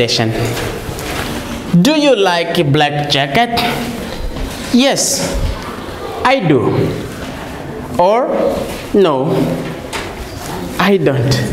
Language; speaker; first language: English; non-native, learner; Portuguese